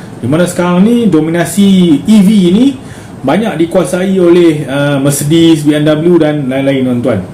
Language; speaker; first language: Malay; native; Malay